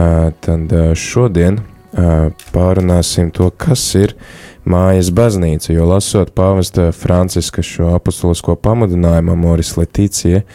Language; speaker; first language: Latvian; native; Latvian